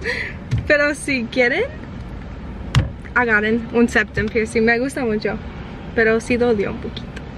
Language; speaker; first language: Spanish; early bilingual, heritage; Spanish